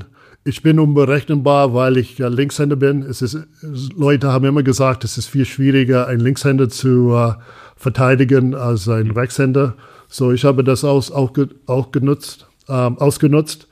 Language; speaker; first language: German; non-native, fluent; English